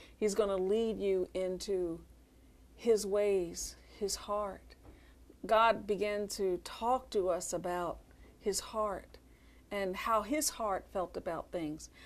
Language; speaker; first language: English; native; English